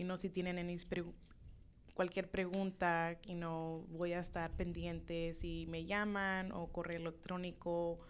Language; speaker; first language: Spanish; early bilingual, other home language; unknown